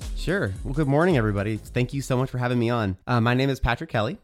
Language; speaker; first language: English; native; English